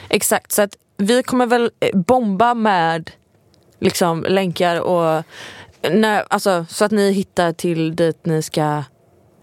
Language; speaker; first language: Swedish; native; Swedish